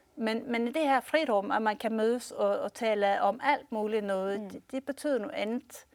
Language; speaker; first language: Danish; early bilingual, heritage; Swedish